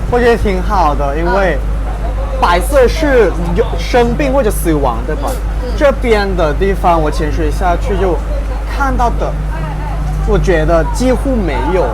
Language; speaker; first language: Chinese; non-native, fluent; Thai